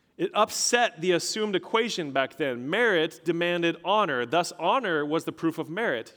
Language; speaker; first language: English; native; English